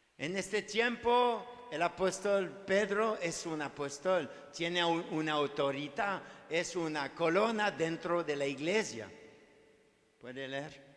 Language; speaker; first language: Spanish; non-native, learner; French